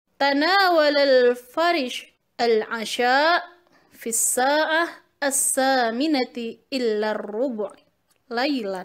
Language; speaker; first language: Arabic; non-native, learner; Indonesian